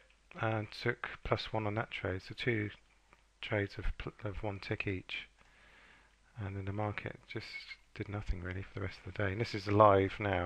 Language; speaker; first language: English; native; English